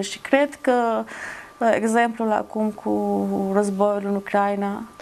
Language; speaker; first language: Romanian; non-native, fluent; Albanian